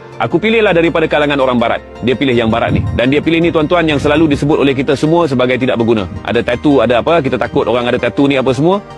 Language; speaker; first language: Malay; native; Malay